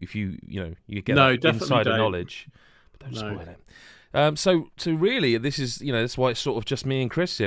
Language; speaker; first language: English; native; English